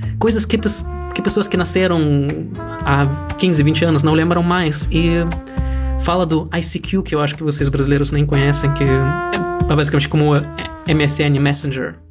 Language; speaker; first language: Portuguese; non-native, fluent; Russian